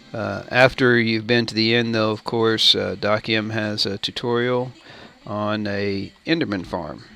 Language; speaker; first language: English; native; English